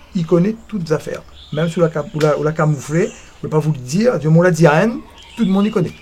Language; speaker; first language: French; native; French